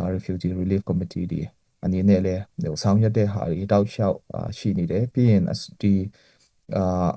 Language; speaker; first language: Burmese; non-native, local second language; Hakha Chin